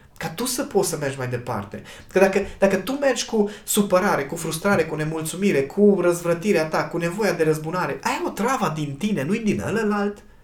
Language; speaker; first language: Romanian; native; Romanian